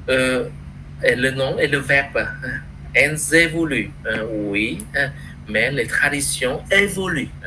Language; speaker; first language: French; non-native, fluent; Vietnamese